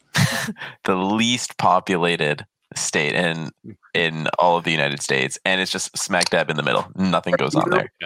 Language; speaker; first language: English; non-native, fluent; Polish